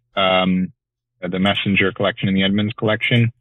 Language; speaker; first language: English; native; English